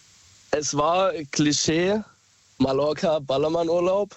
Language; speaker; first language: German; native; German